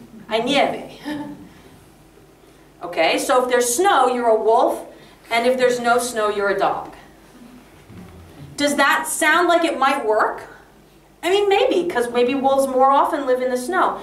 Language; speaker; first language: English; native; English